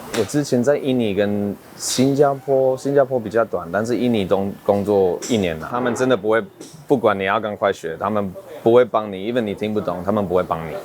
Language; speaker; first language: Chinese; non-native, fluent; Dutch